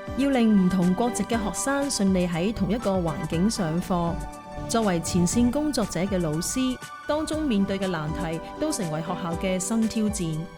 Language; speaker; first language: Cantonese; native; Cantonese